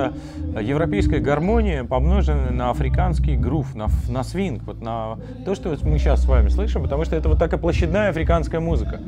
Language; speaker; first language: Russian; native; Russian